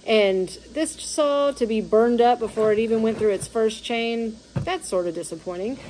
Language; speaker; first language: English; native; English